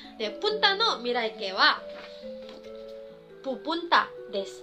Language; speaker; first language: Japanese; non-native, fluent; Filipino